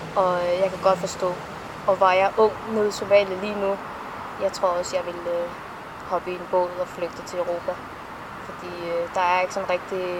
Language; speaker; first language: Danish; early bilingual, other home language; Somali